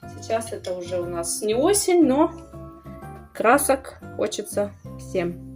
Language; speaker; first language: Russian; native; Russian